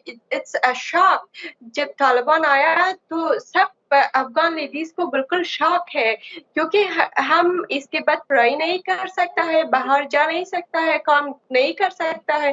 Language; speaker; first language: Hindi; non-native, learner; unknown